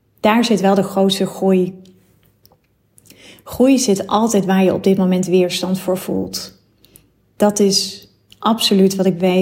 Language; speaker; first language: Dutch; native; Dutch